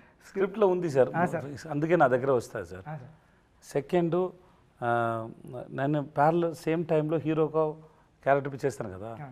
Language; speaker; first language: Telugu; non-native, learner; Tamil